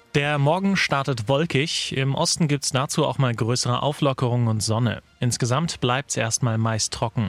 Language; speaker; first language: German; native; German